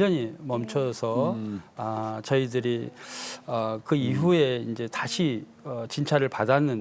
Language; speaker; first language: Korean; native; Korean